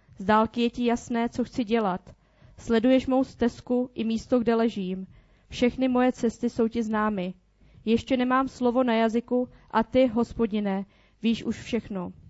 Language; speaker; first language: Czech; native; Czech